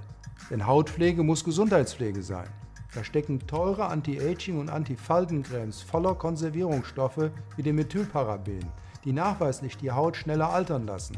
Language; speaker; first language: German; native; German